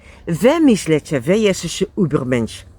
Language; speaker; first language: Polish; non-native, learner; Dutch